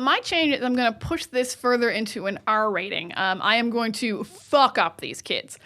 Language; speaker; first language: English; native; English